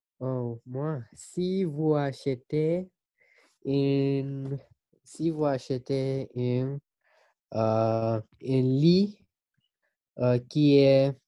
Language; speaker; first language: French; non-native, learner; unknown